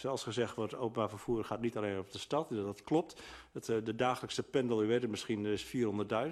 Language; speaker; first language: Dutch; native; Dutch